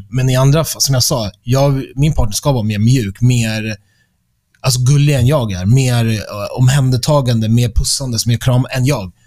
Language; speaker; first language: Swedish; early bilingual, other home language; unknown